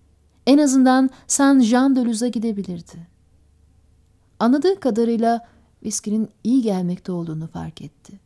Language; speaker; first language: Turkish; native; Turkish